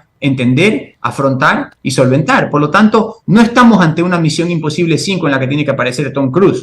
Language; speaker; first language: Spanish; native; Spanish